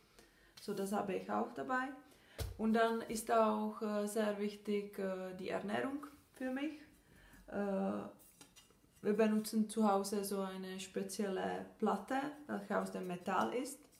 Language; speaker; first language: German; non-native, fluent; Czech